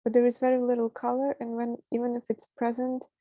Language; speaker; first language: English; non-native, fluent; Ukrainian